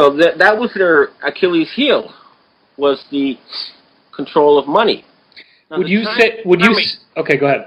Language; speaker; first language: English; native; English